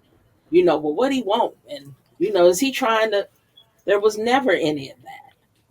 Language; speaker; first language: English; native; English